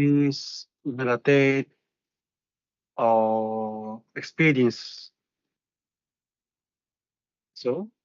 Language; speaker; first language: English; non-native, learner; Spanish